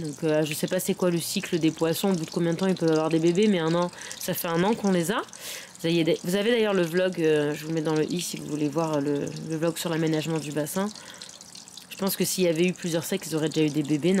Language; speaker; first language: French; native; French